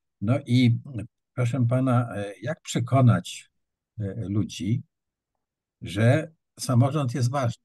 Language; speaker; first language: Polish; native; Polish